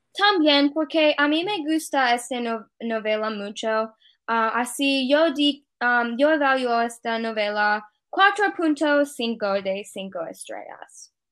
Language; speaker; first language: Spanish; non-native, learner; English